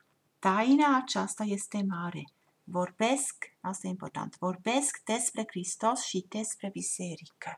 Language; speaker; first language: Romanian; non-native, fluent; German